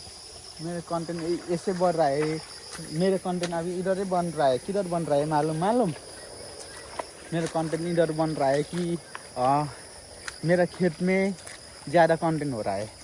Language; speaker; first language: Hindi; non-native, learner; Nepali